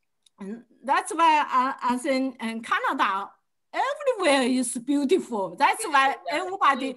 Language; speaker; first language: English; non-native, learner; Chinese